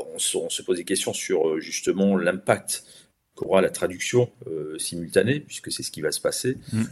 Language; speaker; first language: French; native; French